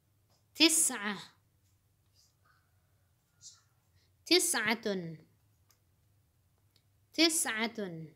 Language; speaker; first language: Arabic; non-native, fluent; Indonesian